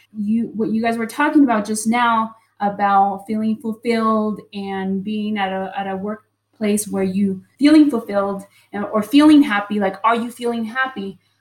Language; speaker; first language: English; early bilingual, other home language; Spanish